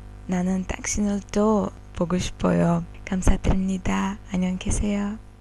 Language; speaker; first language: Korean; non-native, learner; Azerbaijani